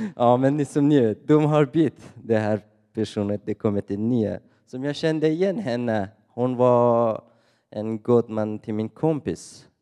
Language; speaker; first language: Swedish; non-native, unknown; Persian